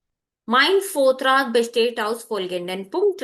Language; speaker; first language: German; non-native, fluent; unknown